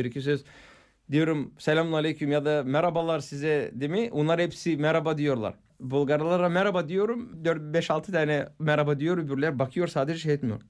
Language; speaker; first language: Turkish; non-native, fluent; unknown